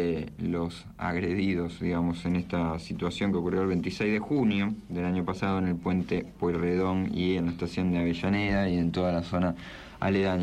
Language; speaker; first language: Spanish; native; Spanish